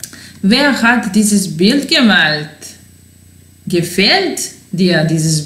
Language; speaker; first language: German; non-native, fluent; Serbian